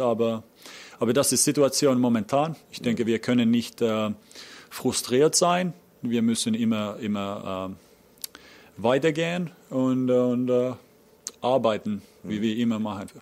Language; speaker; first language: German; non-native, learner; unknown